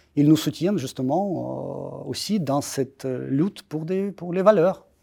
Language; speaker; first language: French; non-native, fluent; Russian